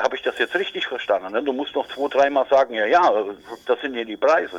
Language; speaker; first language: German; native; German